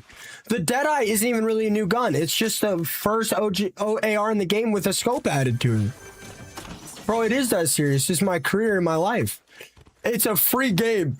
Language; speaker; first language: English; native; English